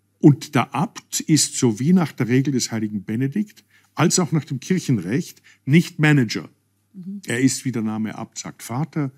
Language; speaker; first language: German; native; German